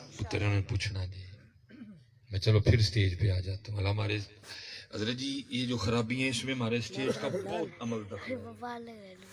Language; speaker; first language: Urdu; non-native, local second language; Punjabi